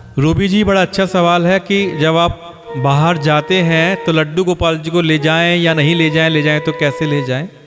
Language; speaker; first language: Hindi; native; Hindi